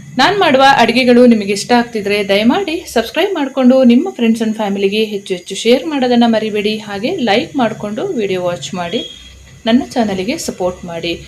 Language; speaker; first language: Kannada; non-native, local second language; Kodava